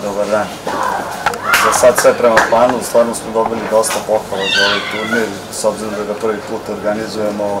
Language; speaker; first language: Serbian; native; Serbian